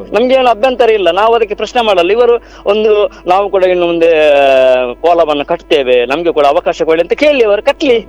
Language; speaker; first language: Kannada; non-native, local second language; Tulu